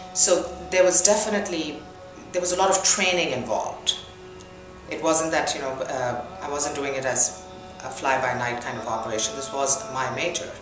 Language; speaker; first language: English; non-native, local second language; Urdu